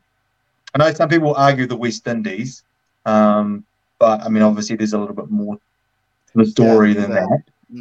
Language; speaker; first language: English; native; English